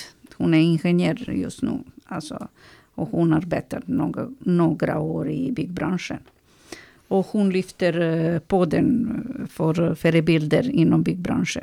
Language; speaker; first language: Swedish; non-native, learner; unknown